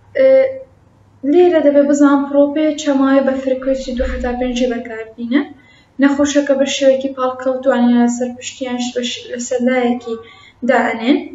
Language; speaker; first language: Central Kurdish; non-native, local second language; Kurdish